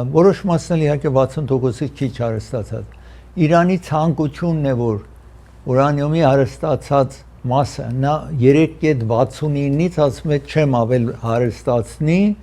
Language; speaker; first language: Armenian; early bilingual, heritage; Armenian